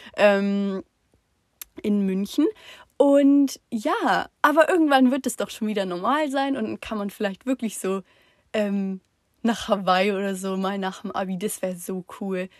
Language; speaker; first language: German; native; German